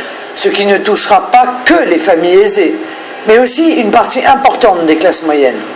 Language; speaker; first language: French; native; French